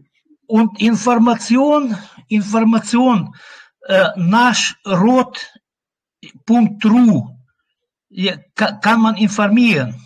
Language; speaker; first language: German; non-native, learner; Russian